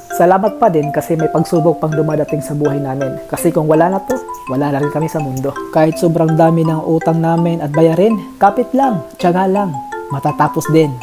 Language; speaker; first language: Filipino; native; Filipino